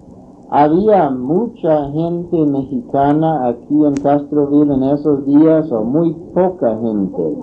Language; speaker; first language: Spanish; non-native, fluent; English